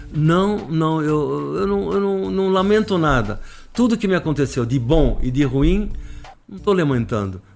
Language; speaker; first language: Portuguese; non-native, fluent; Arabic